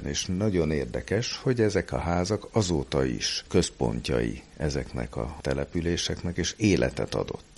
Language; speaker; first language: Hungarian; native; Hungarian